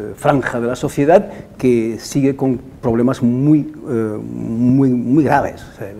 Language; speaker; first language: Spanish; non-native, fluent; Arabic